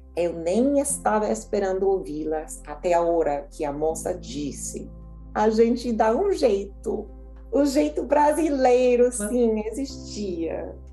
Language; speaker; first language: Portuguese; non-native, fluent; English